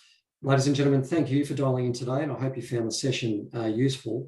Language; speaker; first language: English; native; English